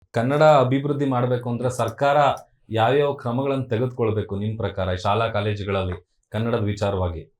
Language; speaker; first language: Kannada; native; Kannada